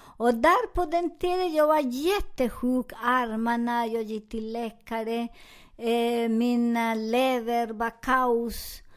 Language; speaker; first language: Swedish; non-native, learner; Spanish